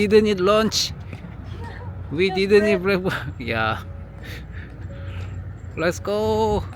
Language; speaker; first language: English; non-native, learner; Korean